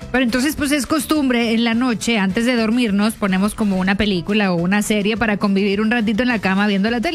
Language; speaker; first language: Spanish; native; Spanish